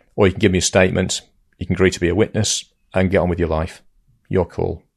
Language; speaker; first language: English; native; English